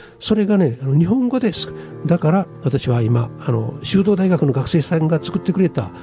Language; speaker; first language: Japanese; native; Japanese